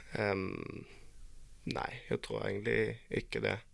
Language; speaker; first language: Norwegian; non-native, learner; German